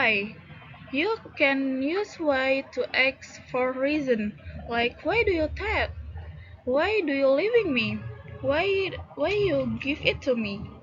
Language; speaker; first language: English; non-native, learner; Indonesian